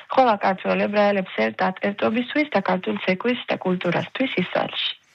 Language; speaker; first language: Georgian; early bilingual, heritage; Georgian